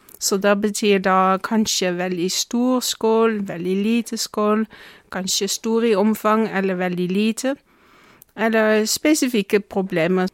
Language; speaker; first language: Norwegian; non-native, fluent; Dutch